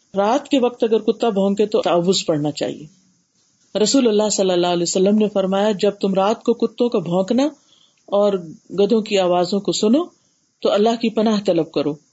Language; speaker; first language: Urdu; native; Urdu